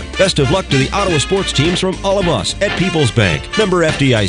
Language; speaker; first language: English; native; English